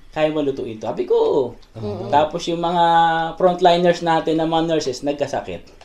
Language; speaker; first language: Filipino; native; Filipino